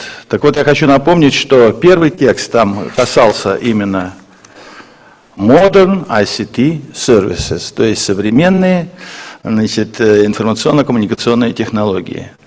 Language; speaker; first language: Russian; native; Russian